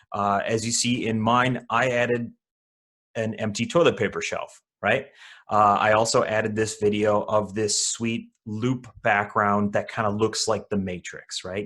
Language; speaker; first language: English; native; English